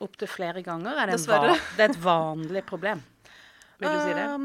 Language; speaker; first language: Norwegian; native; Norwegian